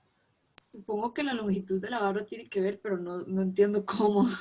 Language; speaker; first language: Spanish; native; Spanish